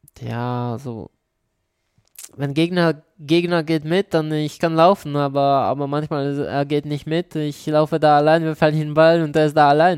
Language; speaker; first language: German; non-native, learner; Czech